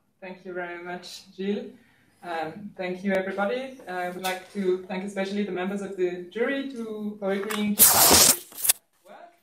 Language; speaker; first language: English; non-native, fluent; French